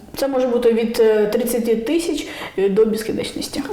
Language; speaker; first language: Ukrainian; non-native, local second language; Russian